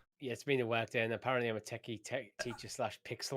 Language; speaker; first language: English; native; English